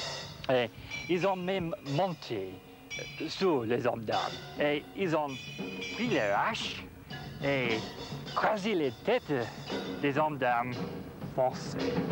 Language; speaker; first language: French; non-native, fluent; English